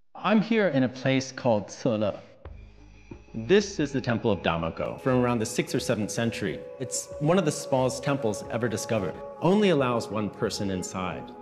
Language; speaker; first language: English; native; English